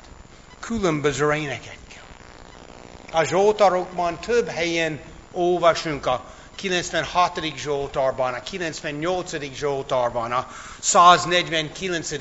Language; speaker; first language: Hungarian; non-native, fluent; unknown